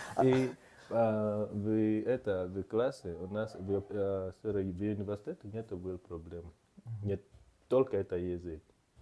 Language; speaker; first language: Russian; non-native, learner; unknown